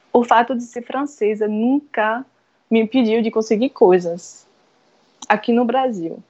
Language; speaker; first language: Portuguese; non-native, fluent; French